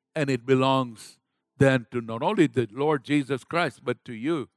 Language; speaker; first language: English; non-native, local second language; Gujarati